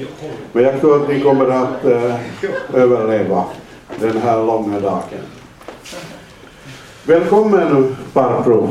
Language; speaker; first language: Swedish; non-native, fluent; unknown